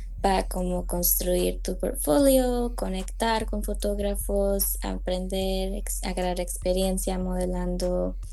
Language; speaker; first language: Spanish; early bilingual, heritage; Spanish